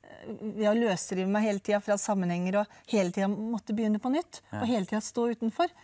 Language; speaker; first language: Norwegian; native; Norwegian